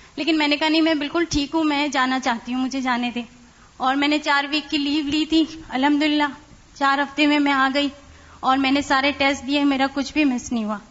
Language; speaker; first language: Urdu; non-native, fluent; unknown